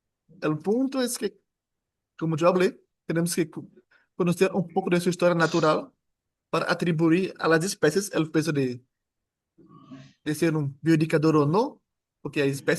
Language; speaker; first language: Spanish; non-native, fluent; Portuguese